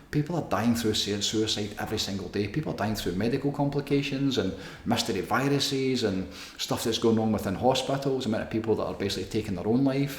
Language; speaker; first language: English; native; English